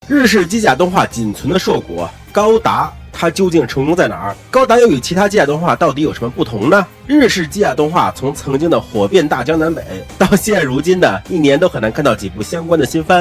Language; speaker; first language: Chinese; native; Chinese